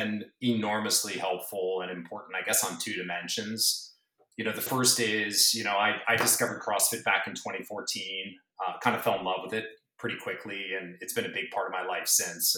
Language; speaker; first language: English; native; English